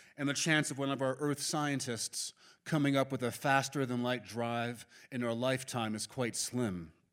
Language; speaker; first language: English; native; English